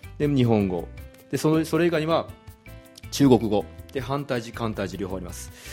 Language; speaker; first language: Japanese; native; Japanese